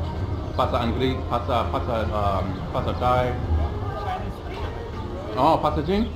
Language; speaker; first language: Indonesian; non-native, learner; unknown